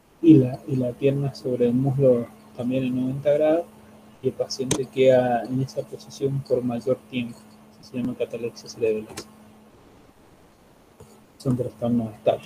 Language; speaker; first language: Spanish; native; Spanish